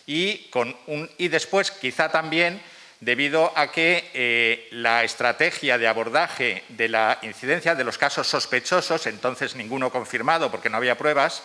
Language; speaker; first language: Spanish; native; Spanish